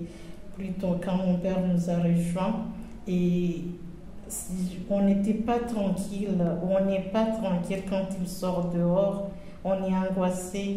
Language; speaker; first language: French; non-native, local second language; Comorian